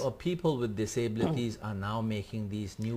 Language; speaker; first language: English; non-native, fluent; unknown